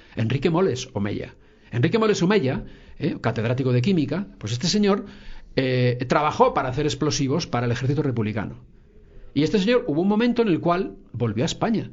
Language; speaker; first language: Spanish; native; Spanish